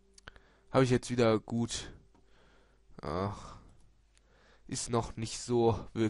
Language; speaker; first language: German; native; German